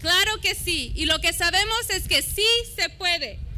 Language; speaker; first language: Spanish; early bilingual, heritage; Spanish